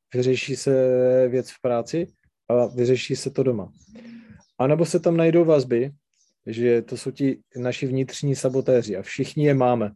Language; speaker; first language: Czech; non-native, local second language; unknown